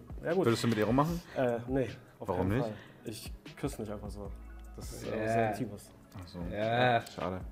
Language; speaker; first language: German; non-native, fluent; Russian